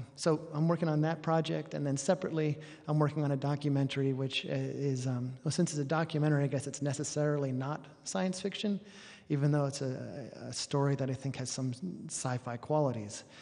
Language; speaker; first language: English; native; English